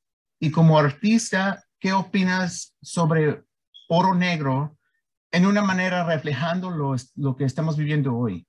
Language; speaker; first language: Spanish; early bilingual, heritage; Spanish